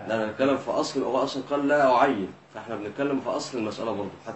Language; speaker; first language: Arabic; native; Arabic